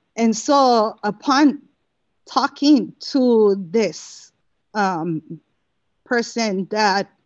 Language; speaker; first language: English; native; English